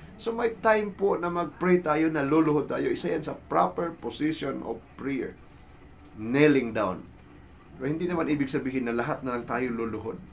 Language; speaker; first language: Filipino; non-native, local second language; Cebuano